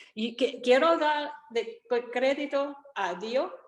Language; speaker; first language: Spanish; early bilingual, other home language; Italian